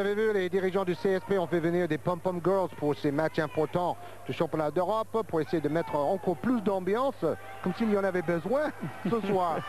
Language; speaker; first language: French; native; French